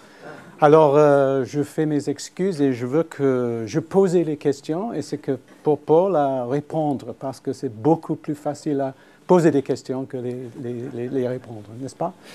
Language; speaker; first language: French; non-native, fluent; English